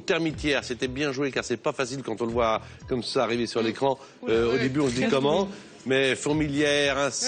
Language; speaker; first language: French; native; French